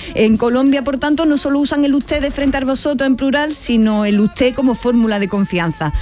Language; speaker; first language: Spanish; native; Spanish